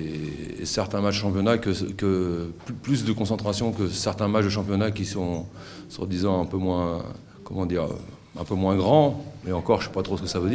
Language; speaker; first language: French; native; French